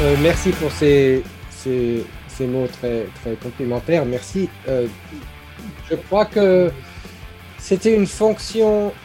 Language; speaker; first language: French; non-native, fluent; English